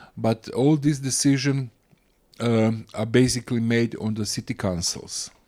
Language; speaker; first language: English; non-native, fluent; Croatian